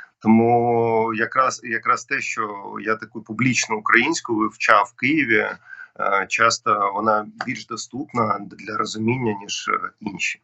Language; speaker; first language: Ukrainian; non-native, local second language; Russian